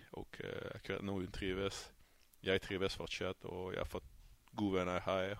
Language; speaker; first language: Norwegian; non-native, fluent; French